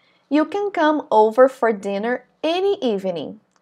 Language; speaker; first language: English; non-native, fluent; Portuguese